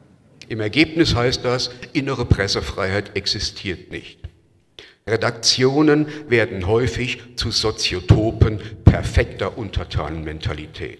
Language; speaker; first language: German; native; German